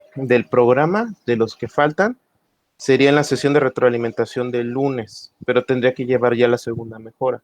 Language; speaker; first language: Spanish; native; Spanish